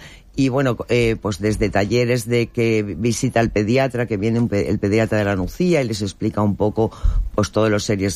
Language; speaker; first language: Spanish; native; Spanish